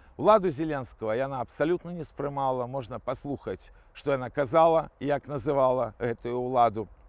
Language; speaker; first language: Belarusian; non-native, local second language; Russian